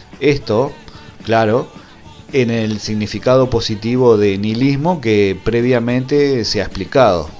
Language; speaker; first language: Spanish; native; Spanish